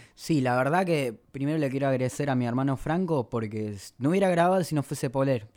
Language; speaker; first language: Spanish; native; Spanish